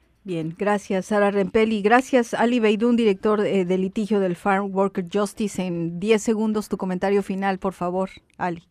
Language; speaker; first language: Spanish; native; Spanish